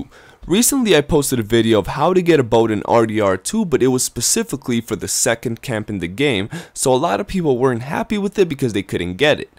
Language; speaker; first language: English; native; English